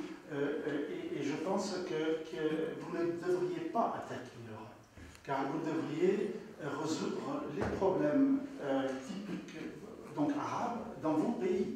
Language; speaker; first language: French; native; French